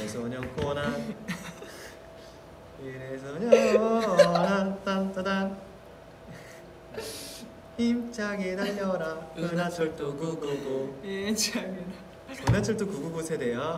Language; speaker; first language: Korean; non-native, fluent; Vietnamese